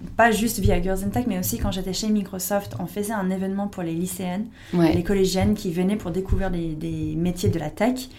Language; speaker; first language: French; non-native, fluent; English